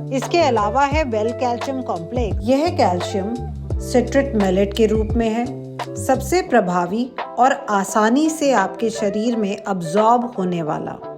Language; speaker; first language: Hindi; non-native, local second language; Bangla